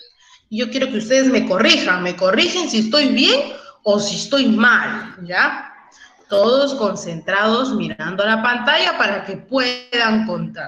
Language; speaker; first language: Spanish; native; Spanish